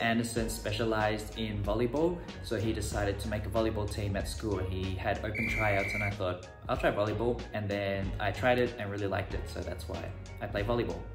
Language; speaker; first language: English; native; English